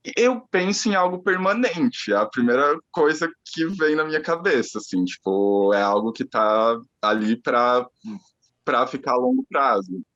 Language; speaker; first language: Portuguese; native; Portuguese